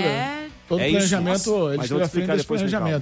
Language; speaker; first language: Portuguese; native; Portuguese